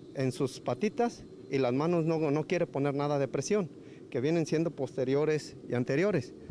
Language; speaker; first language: Spanish; native; Spanish